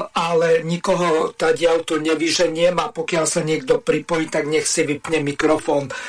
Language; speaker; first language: Slovak; native; Slovak